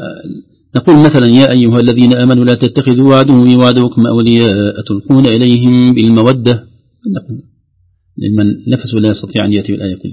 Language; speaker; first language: Arabic; native; Arabic